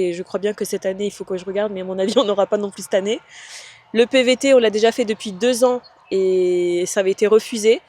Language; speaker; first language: French; native; French